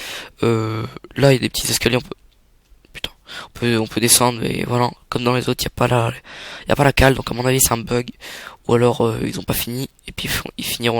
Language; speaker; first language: French; native; French